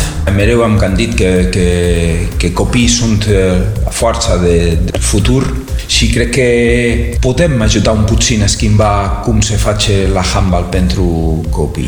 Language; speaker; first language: Romanian; non-native, learner; Spanish